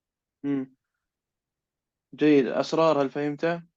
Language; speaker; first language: Arabic; non-native, fluent; Urdu